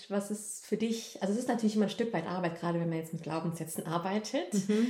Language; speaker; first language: German; native; German